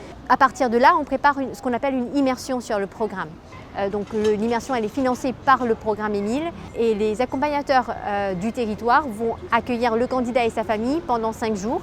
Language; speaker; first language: French; native; French